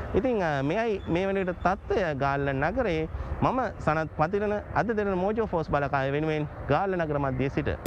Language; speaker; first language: Sinhala; native; Sinhala